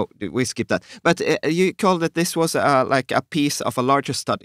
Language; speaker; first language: English; non-native, fluent; Swedish